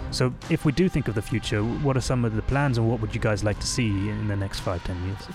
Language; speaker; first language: English; native; English